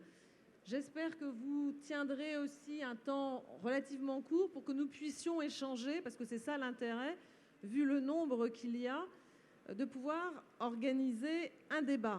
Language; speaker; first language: French; native; French